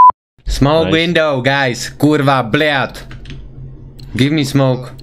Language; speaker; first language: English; non-native, learner; Czech